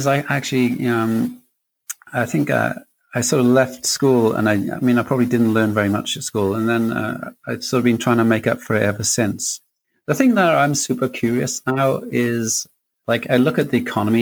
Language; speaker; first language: English; native; English